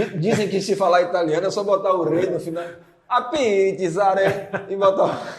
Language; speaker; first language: Portuguese; native; Portuguese